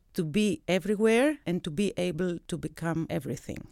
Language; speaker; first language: English; non-native, fluent; Greek